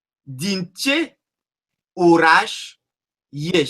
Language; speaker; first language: Romanian; non-native, learner; French